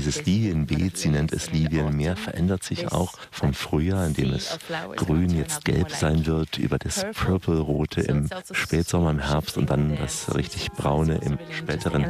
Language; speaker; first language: German; native; German